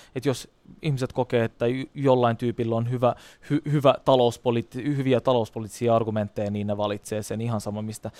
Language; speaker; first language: Finnish; non-native, fluent; Turkish